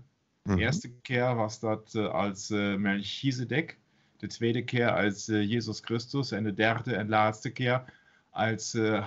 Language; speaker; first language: Dutch; non-native, learner; German